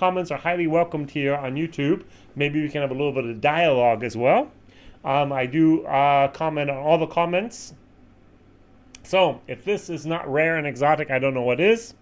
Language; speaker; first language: English; native; English